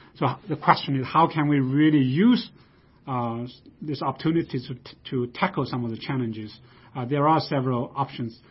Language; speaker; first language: English; non-native, fluent; Chinese